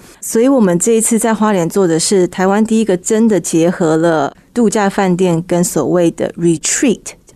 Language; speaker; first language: Chinese; early bilingual, heritage; Chinese